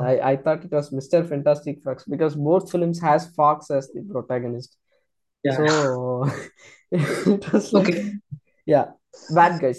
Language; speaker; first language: English; non-native, local second language; Tamil